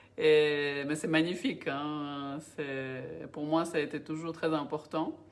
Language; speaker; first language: French; non-native, fluent; Bulgarian